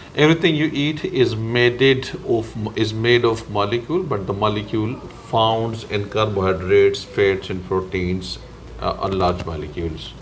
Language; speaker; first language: English; non-native, local second language; Urdu